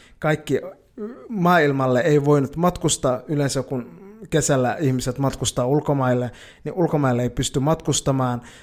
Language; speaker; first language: Finnish; early bilingual, other home language; Somali